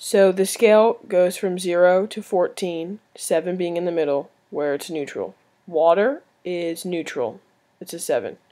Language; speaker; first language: English; native; English